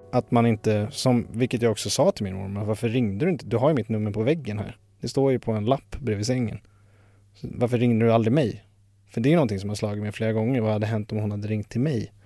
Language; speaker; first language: Swedish; native; Swedish